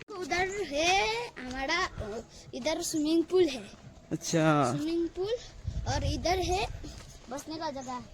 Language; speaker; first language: Hindi; non-native, local second language; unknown